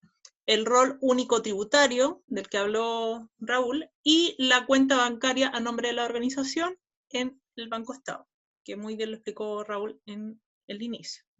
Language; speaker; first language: Spanish; native; Spanish